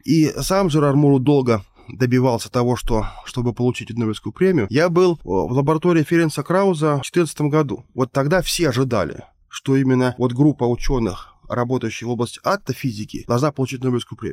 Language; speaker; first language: Russian; native; Russian